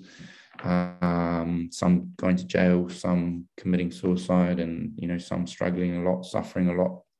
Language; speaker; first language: English; native; English